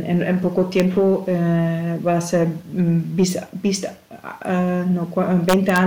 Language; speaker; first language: Spanish; non-native, learner; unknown